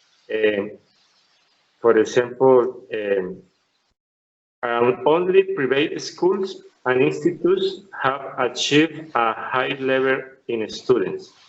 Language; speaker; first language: English; non-native, learner; Spanish